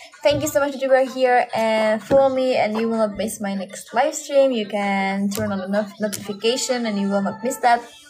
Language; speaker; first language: English; non-native, fluent; Czech